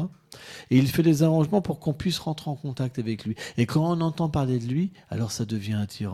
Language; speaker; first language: French; native; French